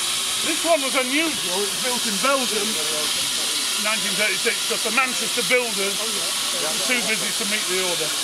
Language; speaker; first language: English; native; English